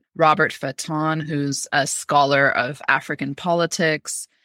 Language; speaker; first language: English; early bilingual, other home language; Amharic